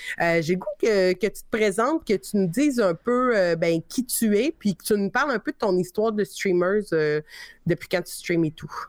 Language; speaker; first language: French; native; French